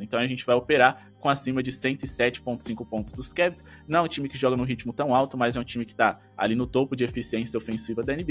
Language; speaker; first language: Portuguese; native; Portuguese